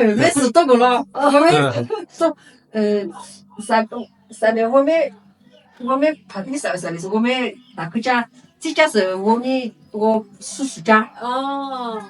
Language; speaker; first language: Chinese; non-native, local second language; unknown